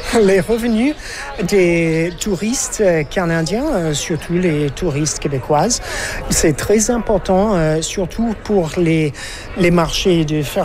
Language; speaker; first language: French; non-native, fluent; English